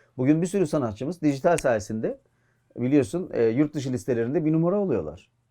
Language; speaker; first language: Turkish; native; Turkish